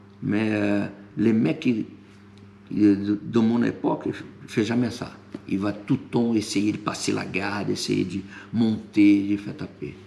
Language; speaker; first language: French; non-native, fluent; Portuguese